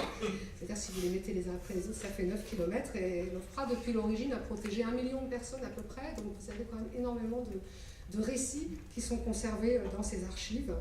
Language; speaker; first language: French; native; French